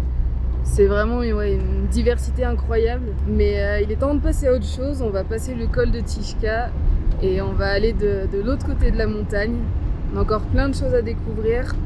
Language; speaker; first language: French; native; French